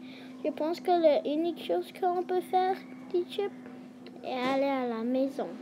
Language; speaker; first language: French; non-native, learner; English